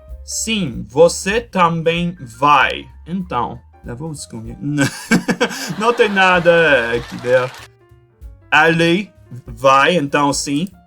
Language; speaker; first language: Portuguese; non-native, fluent; French